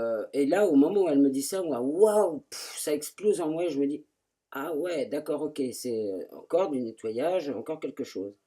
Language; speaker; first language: French; native; French